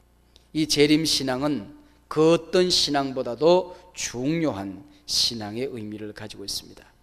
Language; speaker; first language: Korean; native; Korean